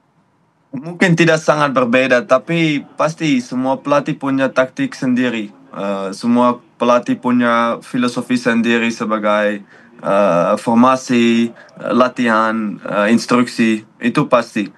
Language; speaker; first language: Indonesian; non-native, learner; Dutch